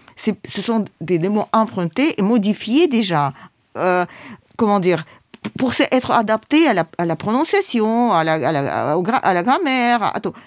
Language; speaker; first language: French; non-native, fluent; Russian